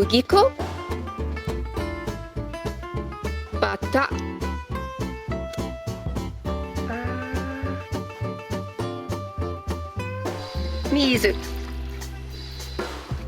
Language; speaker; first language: Japanese; non-native, learner; English